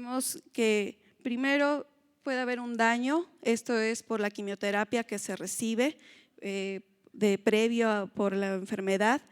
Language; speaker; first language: Spanish; native; Spanish